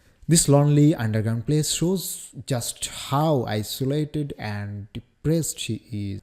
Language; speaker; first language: English; non-native, local second language; Bangla